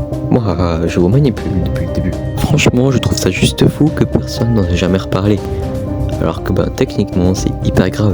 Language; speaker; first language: French; native; French